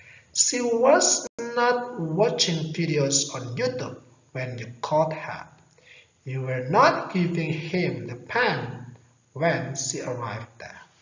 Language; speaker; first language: English; non-native, fluent; Indonesian